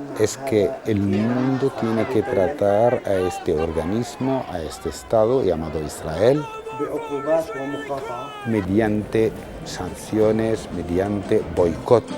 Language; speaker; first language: Spanish; non-native, fluent; Arabic